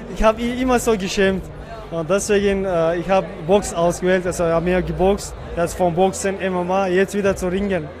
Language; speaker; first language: German; non-native, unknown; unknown